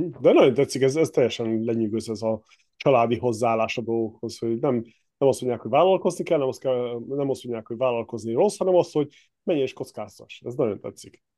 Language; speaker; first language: Hungarian; native; Hungarian